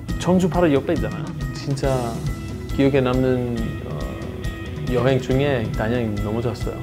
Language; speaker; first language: Korean; non-native, fluent; Greek